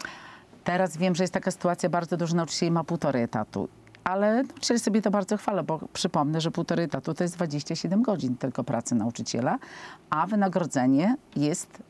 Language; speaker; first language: Polish; native; Polish